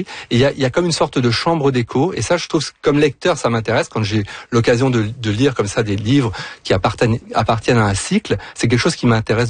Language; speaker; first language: French; native; French